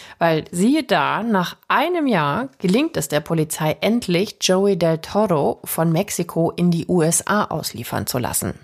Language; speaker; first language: German; native; German